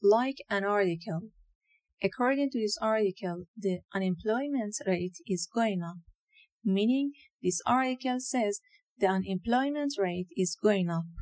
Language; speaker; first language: English; non-native, fluent; Persian